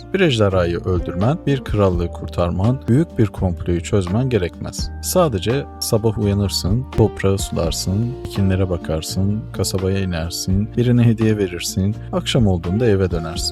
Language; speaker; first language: Turkish; native; Turkish